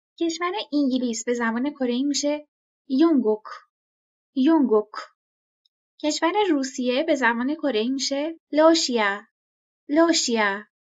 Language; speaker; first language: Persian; native; Persian